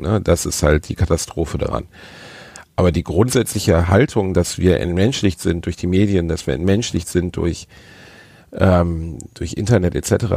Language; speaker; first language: German; native; German